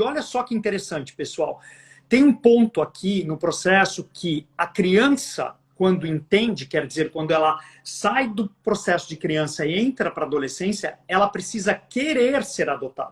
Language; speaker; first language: Portuguese; native; Portuguese